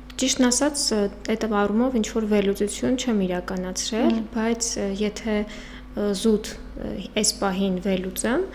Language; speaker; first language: Armenian; native; Armenian